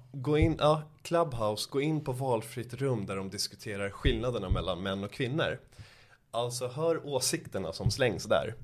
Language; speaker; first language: Swedish; early bilingual, other home language; Persian